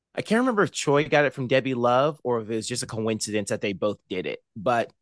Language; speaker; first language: English; native; English